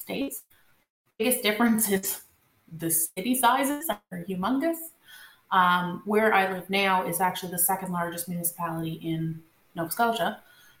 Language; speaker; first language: English; non-native, local second language; French